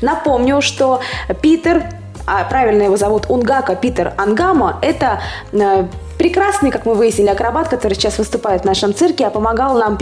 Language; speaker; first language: Russian; native; Russian